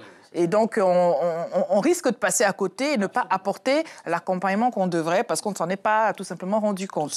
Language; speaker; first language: French; native; French